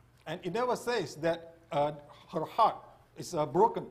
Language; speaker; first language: English; non-native, fluent; Indonesian